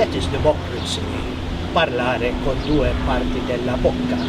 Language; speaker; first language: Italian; non-native, fluent; Maltese